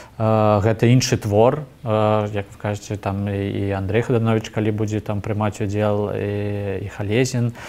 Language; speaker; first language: Belarusian; non-native, local second language; Russian